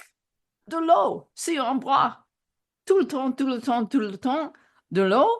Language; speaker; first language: French; non-native, fluent; English